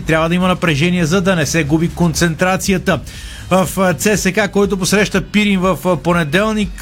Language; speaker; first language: Bulgarian; native; Bulgarian